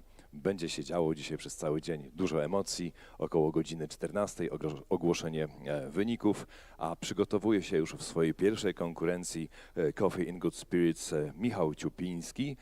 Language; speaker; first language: Polish; native; Polish